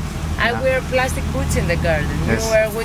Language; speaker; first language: English; non-native, learner; Dutch